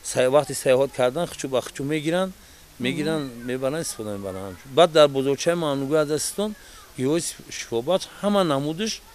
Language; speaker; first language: Tajik; native; Tajik